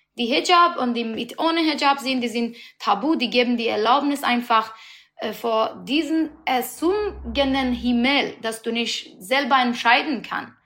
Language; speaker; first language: German; non-native, learner; Persian